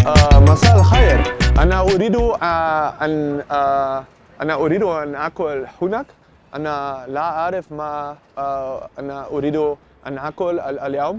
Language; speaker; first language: Arabic; non-native, learner; Dutch